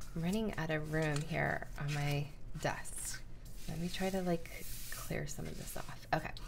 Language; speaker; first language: English; native; English